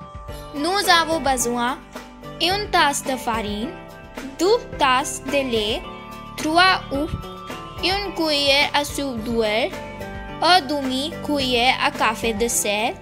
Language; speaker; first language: French; non-native, learner; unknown